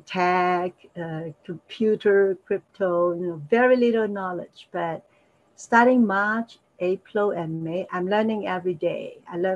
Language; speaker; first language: English; non-native, local second language; Cantonese